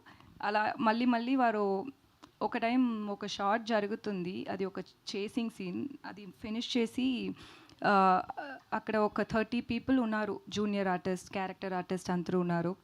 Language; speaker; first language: Telugu; non-native, learner; Tamil